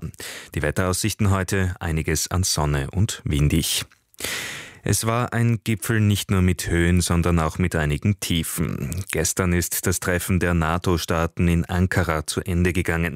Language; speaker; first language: German; native; German